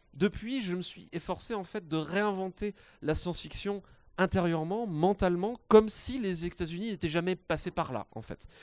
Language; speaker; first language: French; non-native, fluent; English